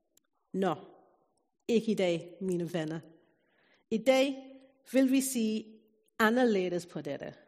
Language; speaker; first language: Danish; non-native, fluent; English